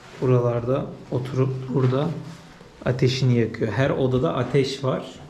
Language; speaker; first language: Turkish; native; Turkish